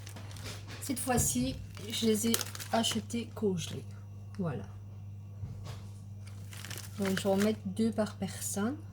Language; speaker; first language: French; native; French